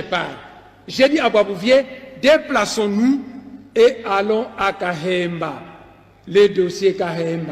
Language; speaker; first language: French; non-native, local second language; Kongo